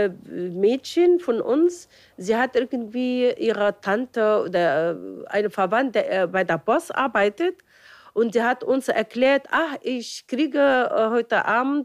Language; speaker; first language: German; non-native, fluent; Arabic